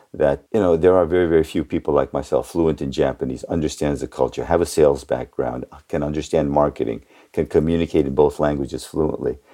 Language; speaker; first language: English; early bilingual, other home language; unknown